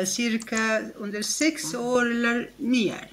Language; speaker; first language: Swedish; non-native, fluent; Arabic